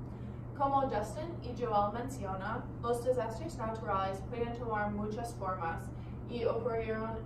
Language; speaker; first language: Spanish; non-native, learner; English